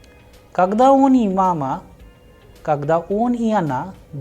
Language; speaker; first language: Russian; non-native, fluent; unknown